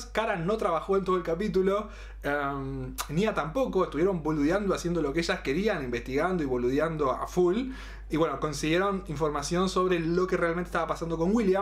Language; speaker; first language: Spanish; native; Spanish